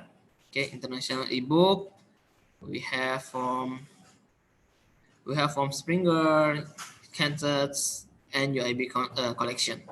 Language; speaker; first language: English; non-native, learner; Indonesian